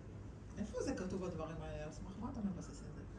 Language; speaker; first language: Hebrew; native; Hebrew